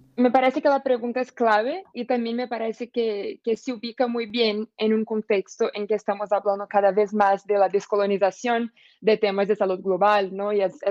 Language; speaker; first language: Spanish; non-native, fluent; Portuguese